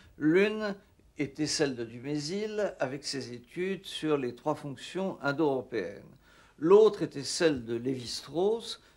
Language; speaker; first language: French; native; French